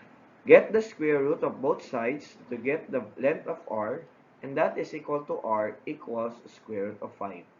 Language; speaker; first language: English; non-native, local second language; Filipino